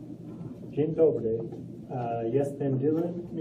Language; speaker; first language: Polish; non-native, learner; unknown